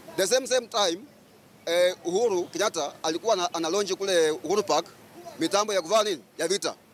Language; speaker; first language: Swahili; non-native, local second language; Luyia